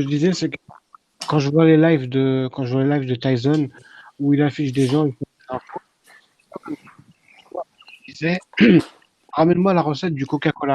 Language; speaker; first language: French; native; French